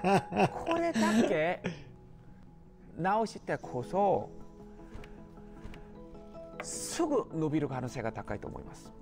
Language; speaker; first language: Japanese; non-native, learner; Korean